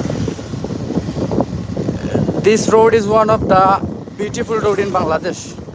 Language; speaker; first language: English; non-native, local second language; Sylheti